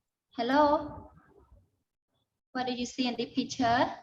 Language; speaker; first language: English; non-native, learner; Khmer